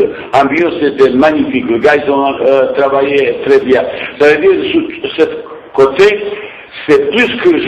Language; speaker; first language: French; non-native, fluent; Bosnian